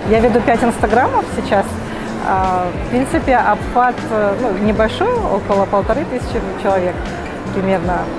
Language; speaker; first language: Russian; native; Russian